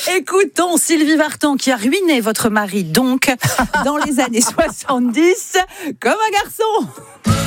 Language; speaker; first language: French; native; French